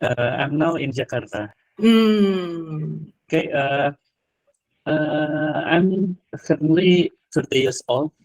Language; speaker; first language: English; non-native, learner; Indonesian